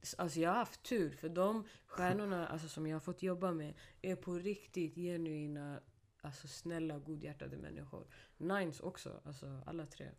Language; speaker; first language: Swedish; early bilingual, other home language; Somali